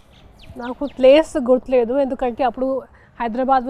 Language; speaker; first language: Telugu; non-native, local second language; Hindi